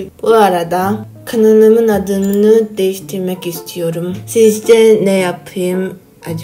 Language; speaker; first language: Turkish; non-native, learner; Korean